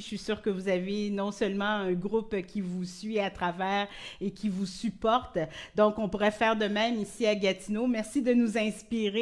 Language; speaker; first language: French; native; French